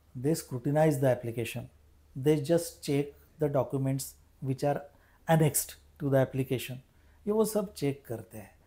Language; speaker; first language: Hindi; non-native, local second language; Marathi